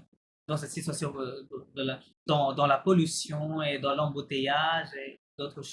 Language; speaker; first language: French; non-native, fluent; Bangla